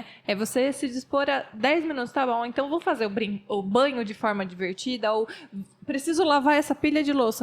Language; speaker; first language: Portuguese; native; Portuguese